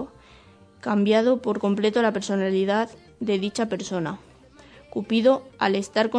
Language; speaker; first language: Spanish; native; Spanish